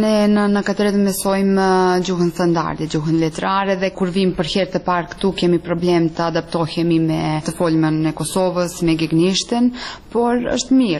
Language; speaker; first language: Albanian; non-native, fluent; Serbian